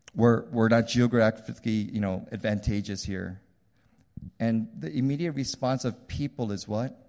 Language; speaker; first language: English; early bilingual, other home language; Korean